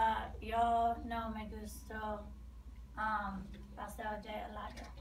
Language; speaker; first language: Spanish; non-native, learner; English